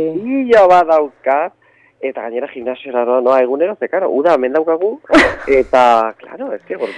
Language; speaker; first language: Basque; native; Basque